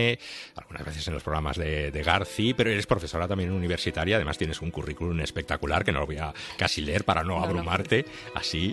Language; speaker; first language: Spanish; native; Spanish